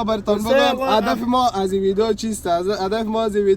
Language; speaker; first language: Persian; native; Persian